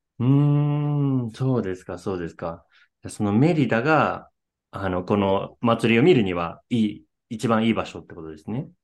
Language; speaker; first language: Japanese; native; Japanese